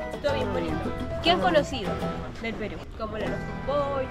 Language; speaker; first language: Spanish; native; Spanish